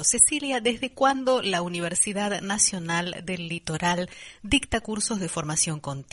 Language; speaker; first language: Spanish; native; Spanish